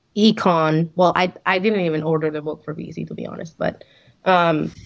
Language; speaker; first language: English; non-native, fluent; Spanish